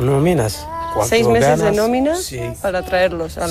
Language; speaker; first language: Spanish; native; Spanish